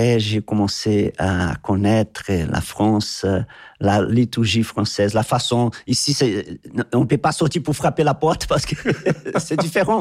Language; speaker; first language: French; non-native, fluent; Portuguese